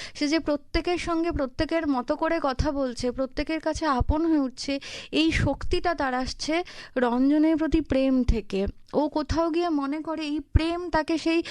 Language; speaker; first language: Bangla; native; Bangla